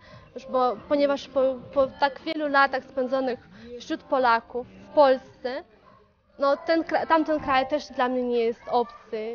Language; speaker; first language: Polish; early bilingual, heritage; Polish